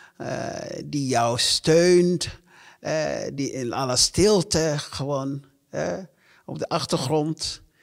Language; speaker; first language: Dutch; non-native, fluent; English